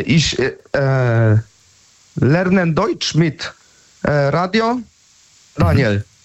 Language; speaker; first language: German; non-native, learner; Polish